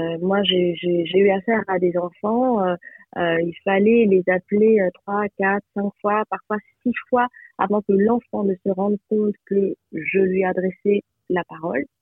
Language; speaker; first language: French; early bilingual, other home language; Japanese